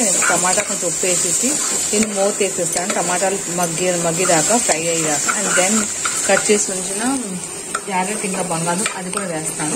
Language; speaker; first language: Telugu; native; Telugu